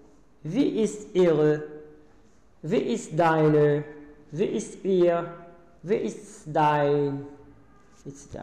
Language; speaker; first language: German; non-native, learner; Arabic